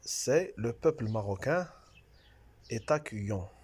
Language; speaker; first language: French; non-native, local second language; Arabic